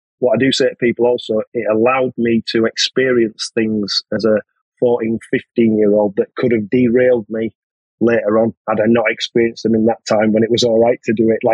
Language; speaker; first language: English; native; English